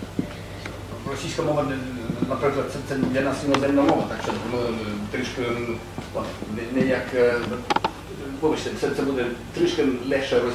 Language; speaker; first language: Ukrainian; non-native, learner; Estonian